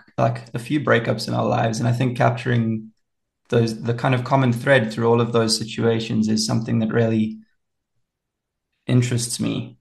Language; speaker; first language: English; native; English